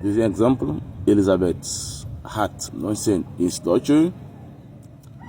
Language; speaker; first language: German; non-native, learner; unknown